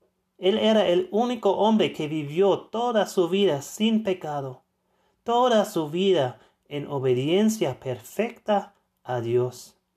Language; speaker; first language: Spanish; non-native, fluent; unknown